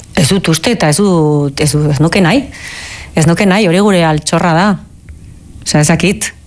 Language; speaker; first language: Basque; non-native, local second language; Spanish